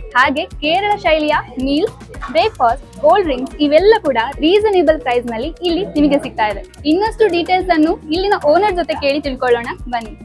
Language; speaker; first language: Kannada; native; Kannada